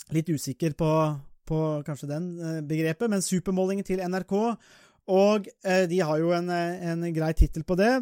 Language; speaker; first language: Norwegian; native; Norwegian